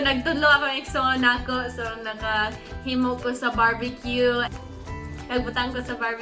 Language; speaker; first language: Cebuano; non-native, learner; English